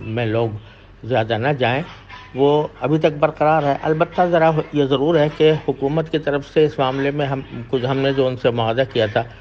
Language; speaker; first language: Urdu; native; Urdu